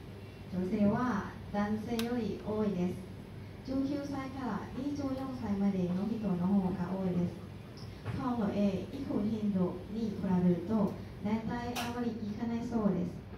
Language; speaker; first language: Japanese; non-native, learner; Thai